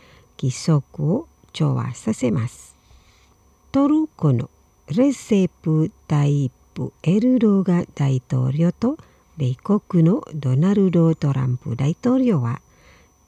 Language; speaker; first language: Japanese; non-native, fluent; Indonesian